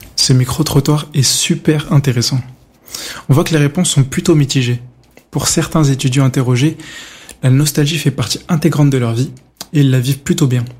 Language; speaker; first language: French; native; French